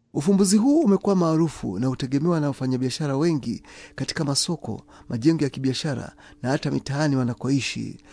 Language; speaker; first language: Swahili; non-native, local second language; Ganda